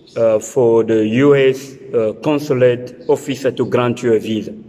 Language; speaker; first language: English; non-native, fluent; French